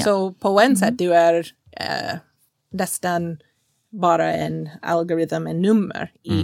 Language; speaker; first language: Swedish; non-native, fluent; English